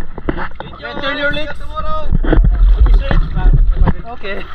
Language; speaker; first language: English; non-native, learner; Vietnamese